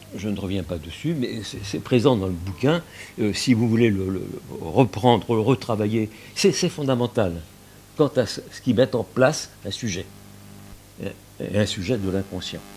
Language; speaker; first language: French; early bilingual, other home language; Yiddish